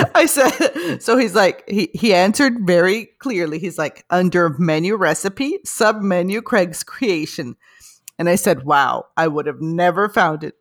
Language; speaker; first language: English; non-native, fluent; Portuguese